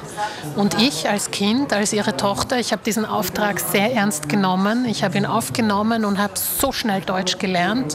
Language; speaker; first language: German; early bilingual, other home language; Slovak